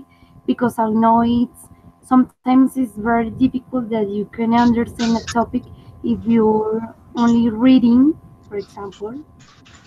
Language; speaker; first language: English; non-native, fluent; Spanish